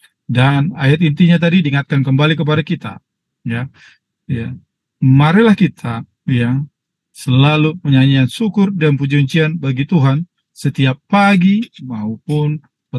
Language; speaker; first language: Indonesian; native; Indonesian